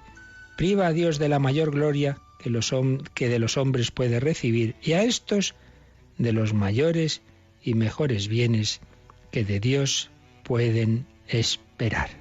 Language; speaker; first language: Spanish; native; Spanish